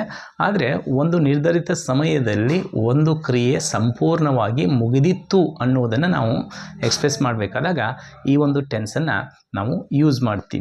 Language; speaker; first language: Kannada; native; Kannada